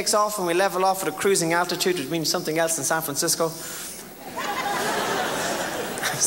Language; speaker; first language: English; native; English